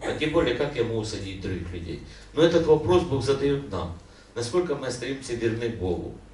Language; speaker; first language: Russian; non-native, local second language; Ukrainian